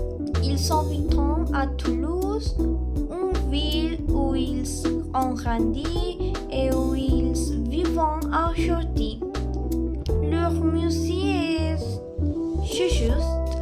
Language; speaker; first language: French; non-native, learner; Spanish